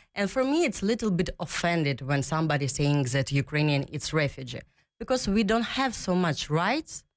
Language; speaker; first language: English; non-native, learner; Ukrainian